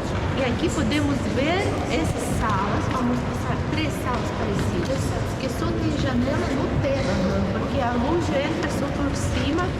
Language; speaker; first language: Portuguese; non-native, fluent; Russian